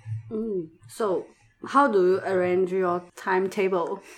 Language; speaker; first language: English; non-native, learner; Chinese